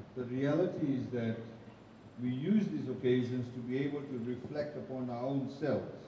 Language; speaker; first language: English; non-native, local second language; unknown